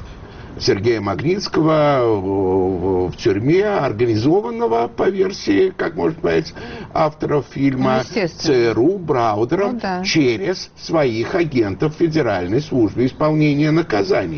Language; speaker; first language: Russian; native; Russian